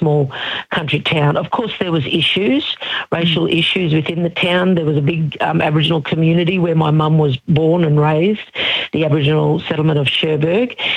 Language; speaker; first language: English; native; English